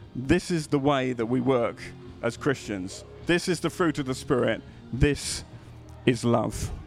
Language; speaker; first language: English; native; English